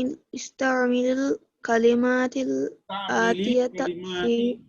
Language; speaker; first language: Arabic; non-native, learner; Divehi